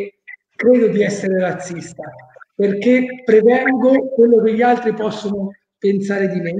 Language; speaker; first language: Italian; native; Italian